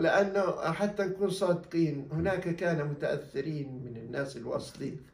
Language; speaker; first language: Arabic; native; Arabic